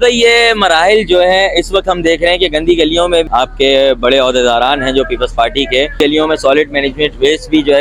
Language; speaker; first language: Urdu; native; Urdu